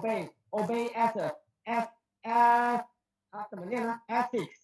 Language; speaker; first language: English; non-native, learner; Chinese